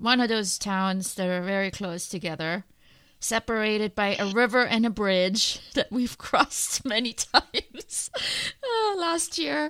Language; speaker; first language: English; non-native, fluent; German